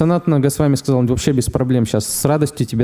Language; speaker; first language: Russian; native; Russian